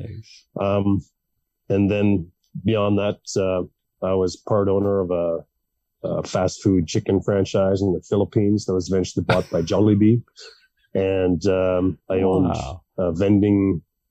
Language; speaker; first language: English; native; English